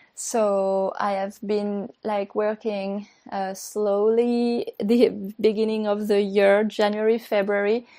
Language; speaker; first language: English; non-native, fluent; French